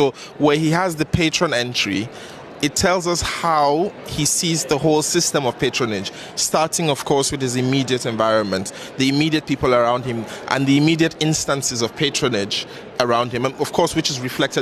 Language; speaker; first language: English; non-native, local second language; Hausa